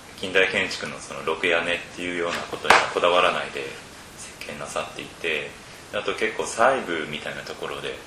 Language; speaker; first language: Japanese; native; Japanese